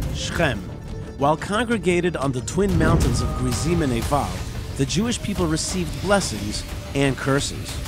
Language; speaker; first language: English; native; English